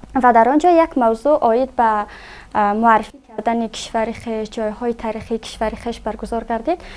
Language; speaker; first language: Tajik; native; Tajik